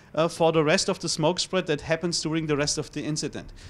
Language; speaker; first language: English; non-native, fluent; German